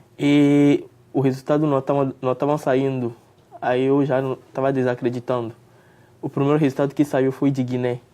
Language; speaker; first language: Portuguese; non-native, fluent; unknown